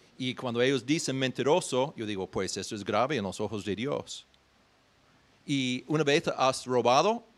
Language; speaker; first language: Spanish; non-native, fluent; English